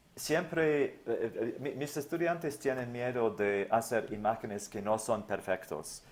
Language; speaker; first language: Spanish; non-native, learner; English